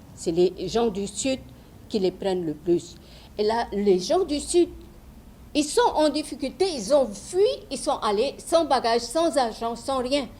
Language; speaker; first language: French; non-native, local second language; Wolof